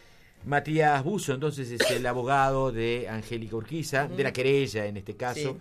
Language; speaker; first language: Spanish; native; Spanish